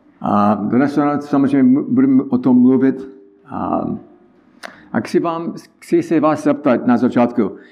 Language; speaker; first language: Czech; non-native, learner; English